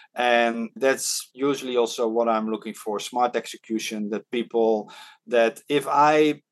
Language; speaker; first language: English; non-native, fluent; Dutch